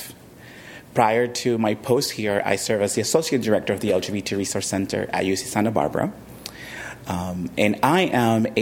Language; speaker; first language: English; early bilingual, other home language; Spanish